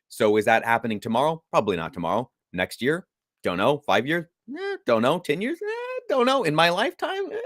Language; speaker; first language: English; native; English